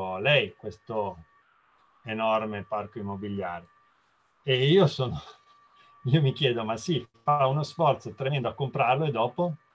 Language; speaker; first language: Italian; native; Italian